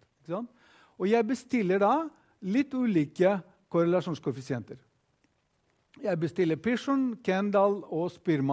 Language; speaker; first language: Norwegian; non-native, fluent; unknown